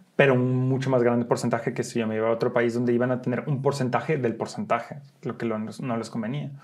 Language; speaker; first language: Spanish; early bilingual, heritage; Spanish